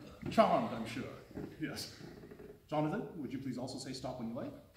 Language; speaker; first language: English; native; English